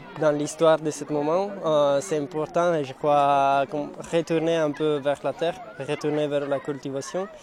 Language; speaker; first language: French; non-native, fluent; Italian